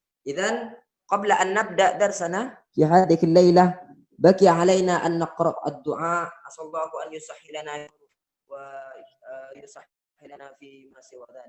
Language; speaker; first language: Arabic; non-native, fluent; Indonesian